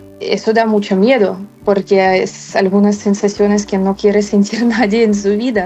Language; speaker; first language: Spanish; non-native, fluent; Ukrainian